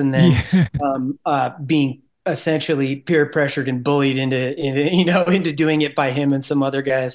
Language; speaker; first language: English; native; English